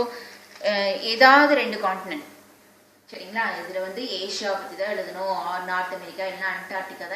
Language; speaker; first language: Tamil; native; Tamil